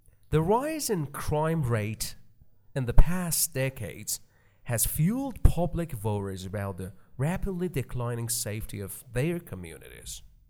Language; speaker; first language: English; non-native, fluent; Persian